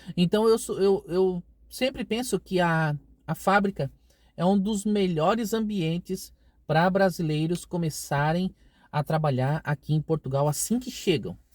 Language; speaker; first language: Portuguese; native; Portuguese